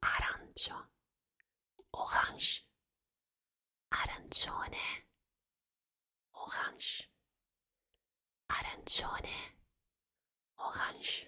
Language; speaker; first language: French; non-native, fluent; Italian